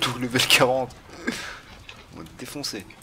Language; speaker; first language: French; native; French